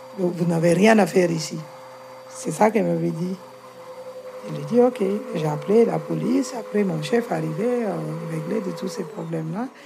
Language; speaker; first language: French; non-native, learner; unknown